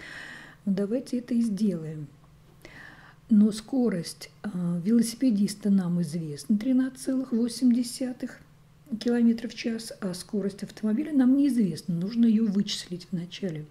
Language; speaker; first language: Russian; native; Russian